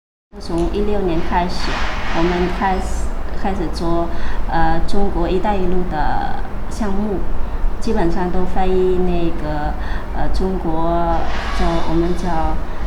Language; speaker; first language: Chinese; non-native, fluent; Vietnamese